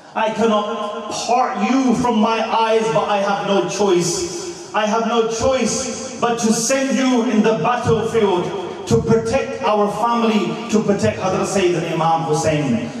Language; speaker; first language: English; native; English